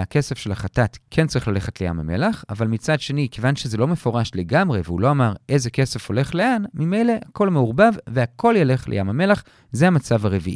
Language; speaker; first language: Hebrew; native; Hebrew